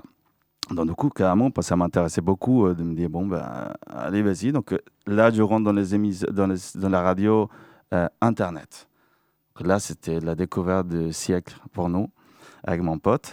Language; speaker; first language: French; non-native, fluent; Spanish